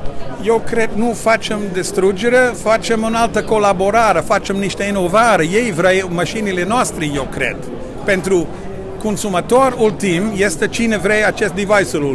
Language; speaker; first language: Romanian; non-native, learner; Dutch